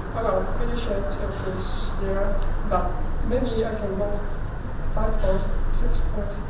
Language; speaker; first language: English; non-native, learner; Chinese